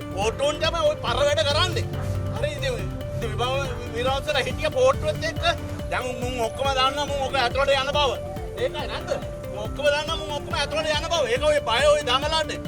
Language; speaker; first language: Sinhala; non-native, local second language; Tamil